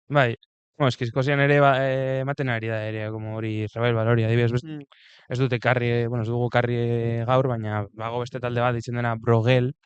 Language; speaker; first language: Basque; non-native, local second language; Spanish